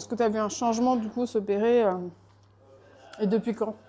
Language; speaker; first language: French; native; French